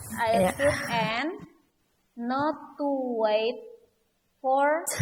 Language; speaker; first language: English; non-native, learner; Indonesian